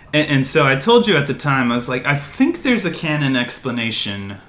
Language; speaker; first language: English; native; English